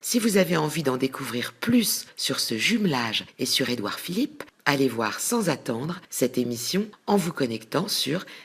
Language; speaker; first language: French; native; French